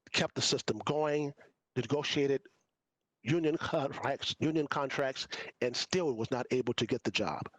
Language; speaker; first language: English; native; English